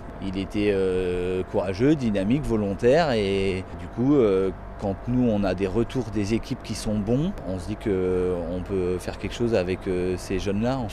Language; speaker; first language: French; native; French